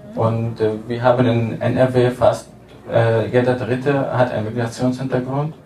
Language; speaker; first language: German; non-native, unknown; Arabic